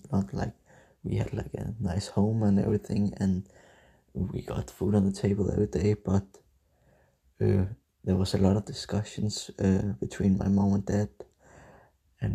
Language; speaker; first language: English; non-native, fluent; Danish